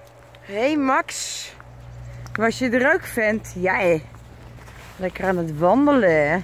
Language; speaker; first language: Dutch; native; Dutch